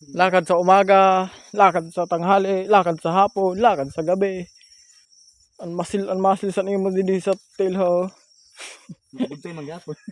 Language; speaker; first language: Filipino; non-native, local second language; Masbatenyo